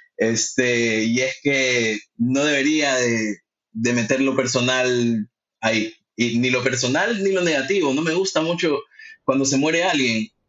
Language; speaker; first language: Spanish; early bilingual, heritage; Spanish